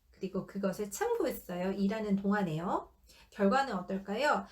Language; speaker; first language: Korean; native; Korean